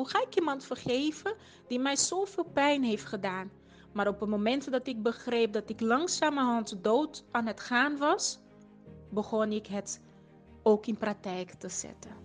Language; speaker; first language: Dutch; non-native, fluent; Portuguese